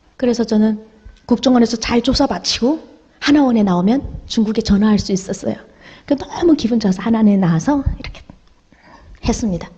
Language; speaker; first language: Korean; native; Korean